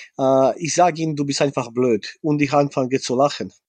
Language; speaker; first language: German; non-native, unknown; Bosnian